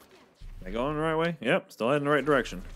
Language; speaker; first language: English; native; English